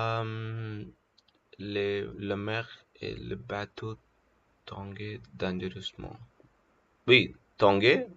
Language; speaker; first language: French; non-native, learner; Telugu